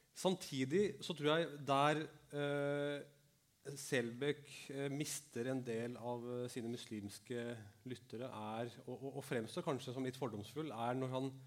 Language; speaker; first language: Norwegian; early bilingual, other home language; Urdu